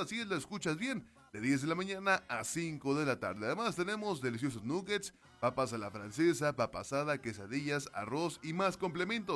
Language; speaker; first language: Spanish; native; Spanish